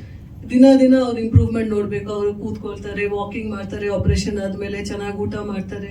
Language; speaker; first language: Kannada; non-native, fluent; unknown